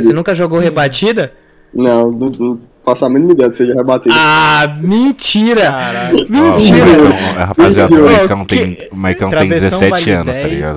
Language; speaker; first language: Portuguese; native; Portuguese